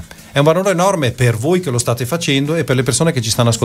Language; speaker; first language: Italian; native; Italian